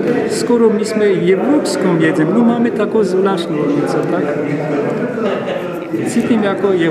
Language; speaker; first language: Czech; non-native, learner; Armenian